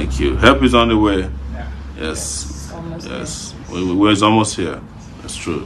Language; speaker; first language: English; non-native, local second language; Yoruba